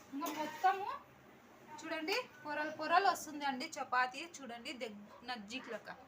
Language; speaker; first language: Telugu; non-native, local second language; Urdu